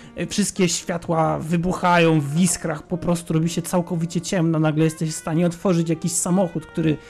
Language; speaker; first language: Polish; native; Polish